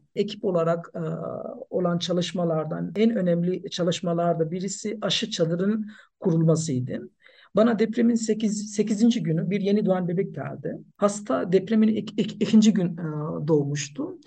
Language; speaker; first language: Turkish; non-native, fluent; Nepali